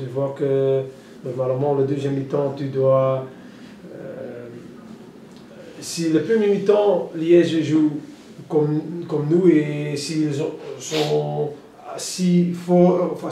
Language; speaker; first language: French; non-native, local second language; Dutch